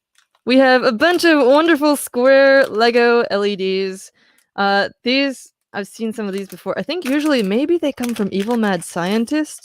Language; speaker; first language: English; native; English